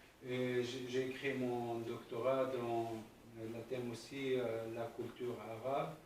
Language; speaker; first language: French; non-native, fluent; Arabic